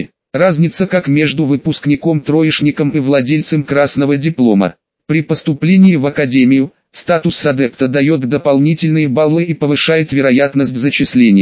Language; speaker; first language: Russian; native; Russian